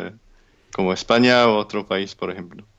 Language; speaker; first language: Spanish; non-native, fluent; English